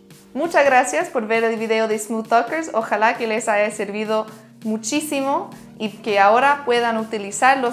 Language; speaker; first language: Spanish; non-native, fluent; English